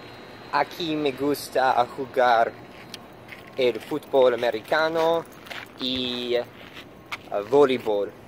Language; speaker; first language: Spanish; non-native, learner; English